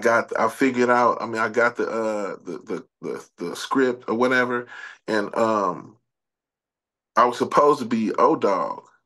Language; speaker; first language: English; native; English